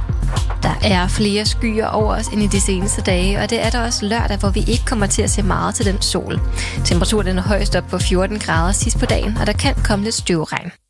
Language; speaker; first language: Danish; native; Danish